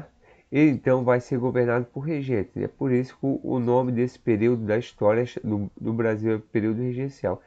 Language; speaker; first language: Portuguese; native; Portuguese